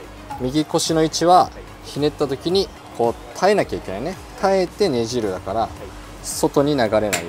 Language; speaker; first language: Japanese; native; Japanese